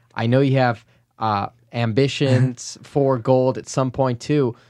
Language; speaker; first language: English; native; English